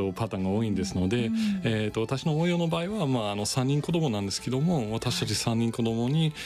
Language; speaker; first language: Japanese; non-native, fluent; English